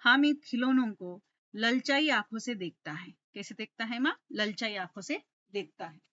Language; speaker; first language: Hindi; non-native, local second language; Telugu